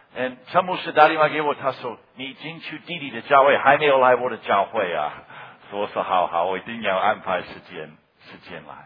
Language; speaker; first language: Chinese; non-native, fluent; English